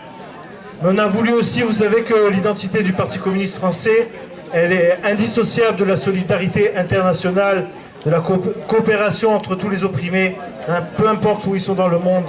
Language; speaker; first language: French; native; French